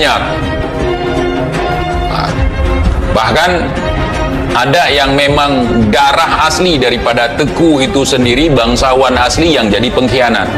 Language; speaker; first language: Indonesian; native; Indonesian